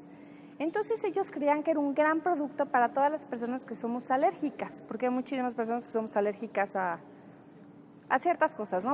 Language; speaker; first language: Spanish; native; Spanish